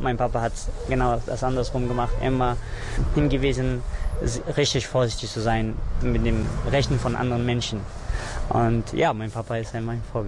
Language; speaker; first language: German; non-native, fluent; Persian